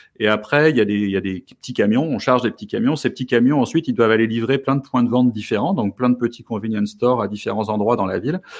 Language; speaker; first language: French; native; French